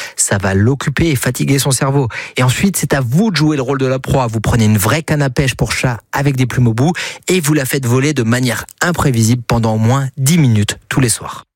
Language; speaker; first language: French; native; French